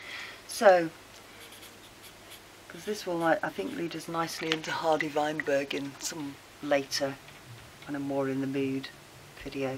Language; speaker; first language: English; native; English